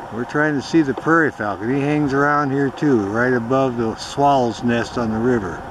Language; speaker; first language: English; native; English